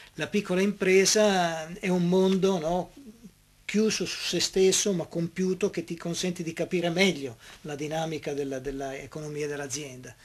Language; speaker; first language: Italian; native; Italian